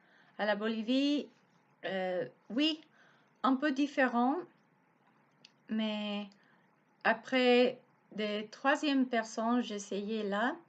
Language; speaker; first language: French; non-native, learner; Spanish